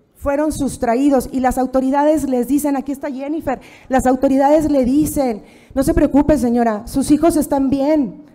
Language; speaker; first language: Spanish; native; Spanish